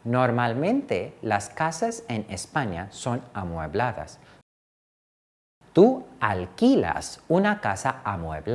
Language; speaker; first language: Spanish; non-native, fluent; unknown